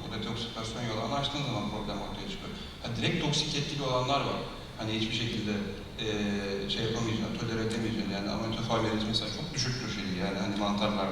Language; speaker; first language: Turkish; native; Turkish